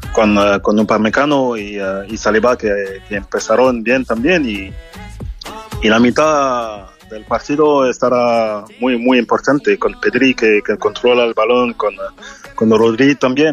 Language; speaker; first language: Spanish; non-native, fluent; French